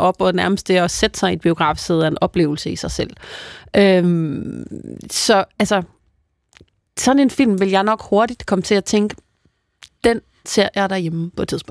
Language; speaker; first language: Danish; native; Danish